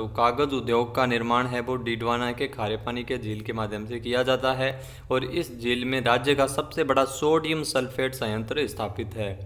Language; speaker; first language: Hindi; native; Hindi